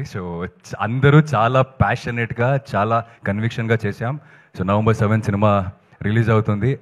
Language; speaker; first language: Telugu; non-native, fluent; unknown